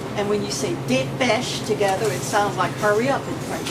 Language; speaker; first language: English; early bilingual, other home language; French